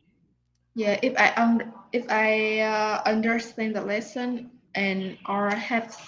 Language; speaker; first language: English; non-native, learner; Vietnamese